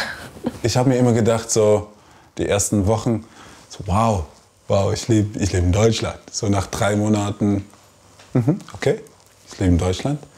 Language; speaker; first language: German; non-native, fluent; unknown